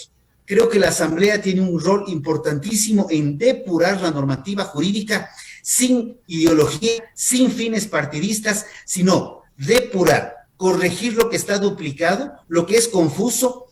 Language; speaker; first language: Spanish; native; Spanish